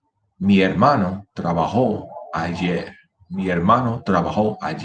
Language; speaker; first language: Spanish; non-native, fluent; English